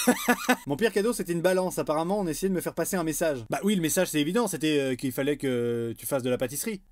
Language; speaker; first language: French; native; French